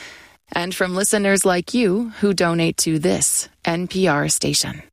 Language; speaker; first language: English; native; English